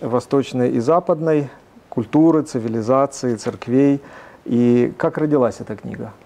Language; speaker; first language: Russian; native; Russian